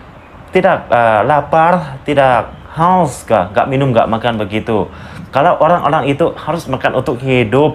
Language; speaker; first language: Indonesian; non-native, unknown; Lao